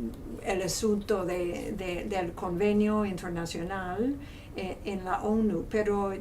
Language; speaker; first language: Spanish; non-native, fluent; English